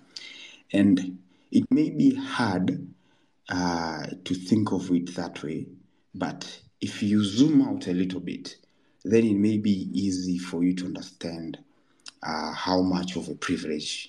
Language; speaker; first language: English; non-native, local second language; Swahili